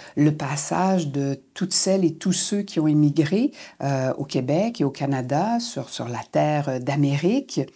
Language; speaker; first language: French; native; French